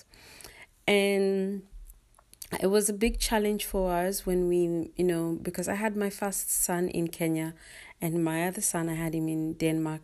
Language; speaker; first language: English; non-native, local second language; Kikuyu